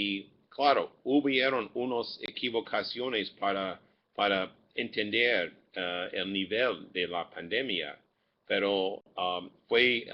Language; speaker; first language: Spanish; non-native, fluent; English